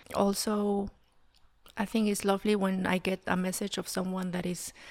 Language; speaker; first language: English; non-native, fluent; Spanish